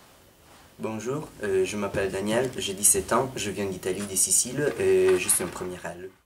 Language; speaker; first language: French; non-native, fluent; Italian